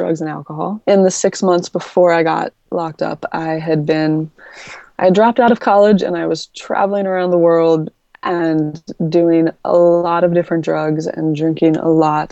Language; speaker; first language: English; native; English